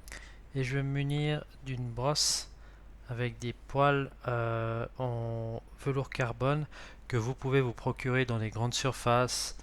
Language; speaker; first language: French; native; French